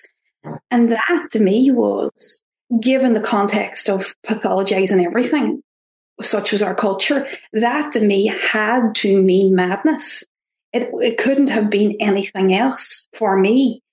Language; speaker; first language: English; native; English